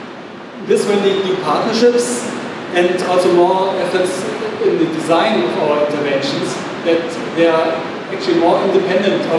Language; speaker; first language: English; non-native, fluent; German